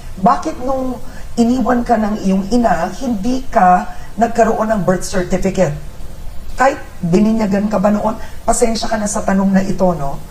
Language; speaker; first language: Filipino; native; Filipino